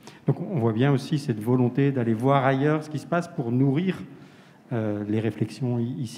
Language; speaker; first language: French; native; French